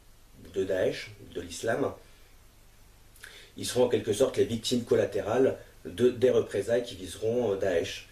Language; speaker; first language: French; native; French